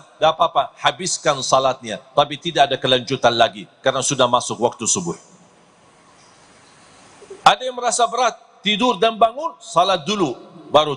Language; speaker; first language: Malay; non-native, fluent; Arabic